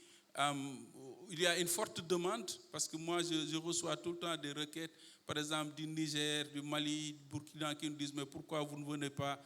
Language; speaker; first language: French; non-native, local second language; Wolof